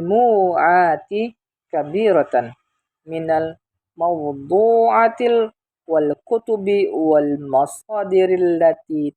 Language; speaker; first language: Arabic; non-native, learner; Indonesian